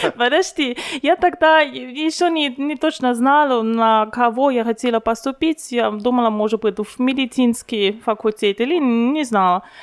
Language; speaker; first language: Russian; non-native, fluent; German